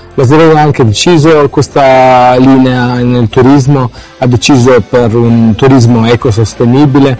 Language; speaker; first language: Italian; non-native, fluent; Slovenian